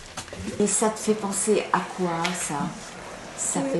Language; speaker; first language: French; native; French